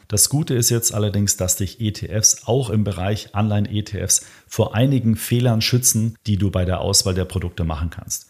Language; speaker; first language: German; native; German